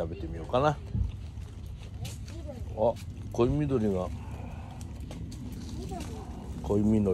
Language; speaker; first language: Japanese; native; Japanese